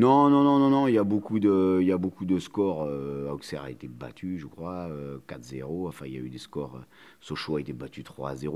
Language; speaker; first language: French; native; French